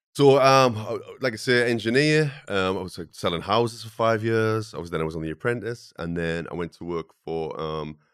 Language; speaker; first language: English; native; English